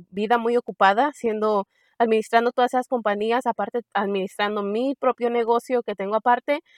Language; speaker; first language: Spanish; early bilingual, heritage; Spanish